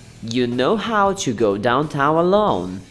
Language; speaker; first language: English; non-native, fluent; Portuguese